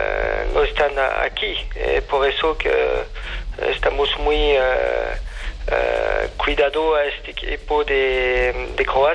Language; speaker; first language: Spanish; non-native, fluent; French